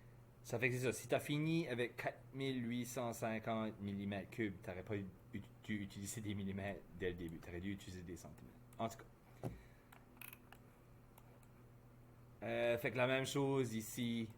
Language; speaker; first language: French; native; French